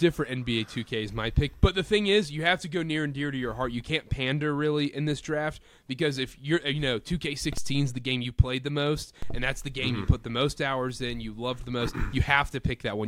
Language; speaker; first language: English; native; English